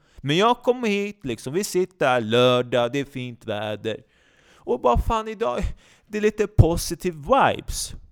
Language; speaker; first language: Swedish; native; Swedish